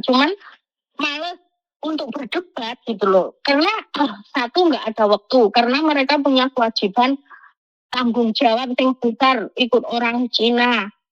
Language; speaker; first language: Indonesian; non-native, local second language; Javanese